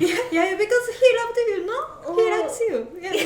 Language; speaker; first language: English; non-native, learner; Japanese